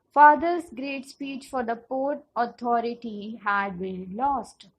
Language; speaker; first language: English; non-native, local second language; Punjabi